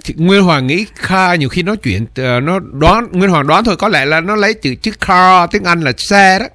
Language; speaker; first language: Vietnamese; native; Vietnamese